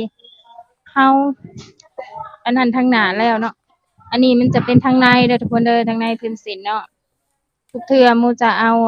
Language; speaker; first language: Thai; non-native, local second language; Northeastern Thai